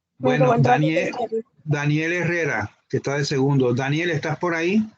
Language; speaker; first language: Spanish; native; Spanish